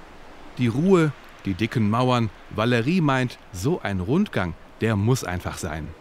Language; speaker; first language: German; native; German